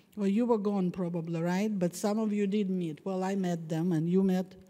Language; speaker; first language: English; non-native, fluent; Russian